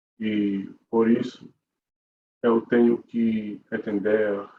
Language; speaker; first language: Portuguese; non-native, learner; English